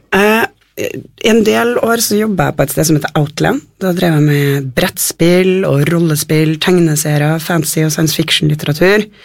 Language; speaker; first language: Norwegian; native; Norwegian